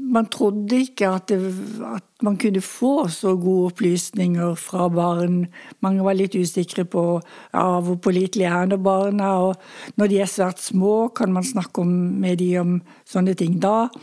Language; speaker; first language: Norwegian; native; Norwegian